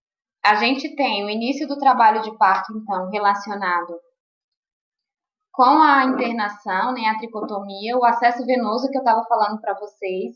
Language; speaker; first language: Portuguese; native; Portuguese